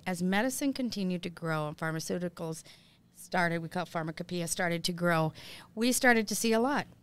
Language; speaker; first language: English; native; English